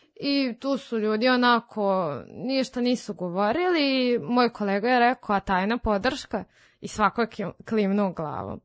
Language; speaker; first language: Serbian; non-native, local second language; Rusyn